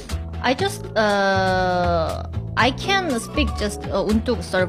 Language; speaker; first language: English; non-native, learner; Korean